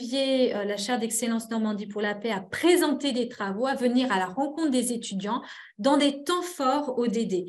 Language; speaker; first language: French; native; French